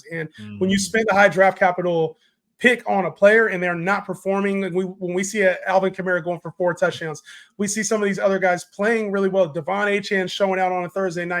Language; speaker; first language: English; native; English